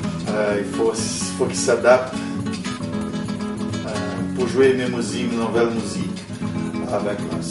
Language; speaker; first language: French; non-native, fluent; Portuguese